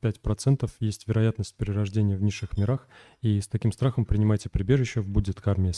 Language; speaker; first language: Russian; native; Russian